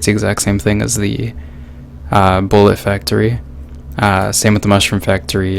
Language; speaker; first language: English; native; English